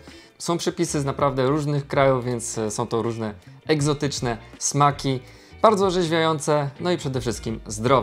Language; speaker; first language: Polish; native; Polish